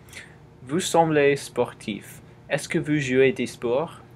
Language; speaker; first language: French; non-native, learner; English